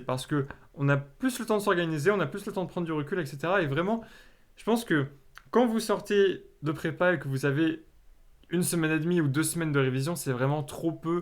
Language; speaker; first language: French; native; French